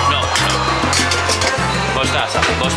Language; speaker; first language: Spanish; non-native, learner; English